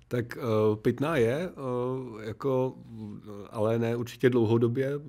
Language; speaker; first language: Czech; native; Czech